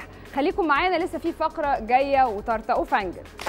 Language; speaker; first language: Arabic; native; Arabic